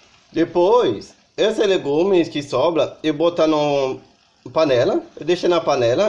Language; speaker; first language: Portuguese; non-native, learner; Haitian Creole